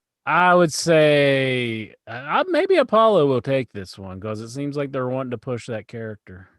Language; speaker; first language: English; native; English